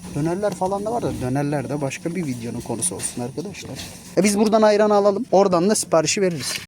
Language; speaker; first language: Turkish; native; Turkish